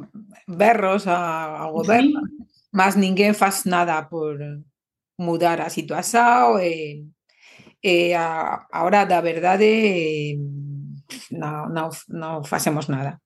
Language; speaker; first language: Portuguese; non-native, fluent; Spanish